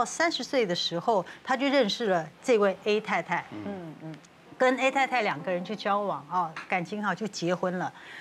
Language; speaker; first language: Chinese; native; Chinese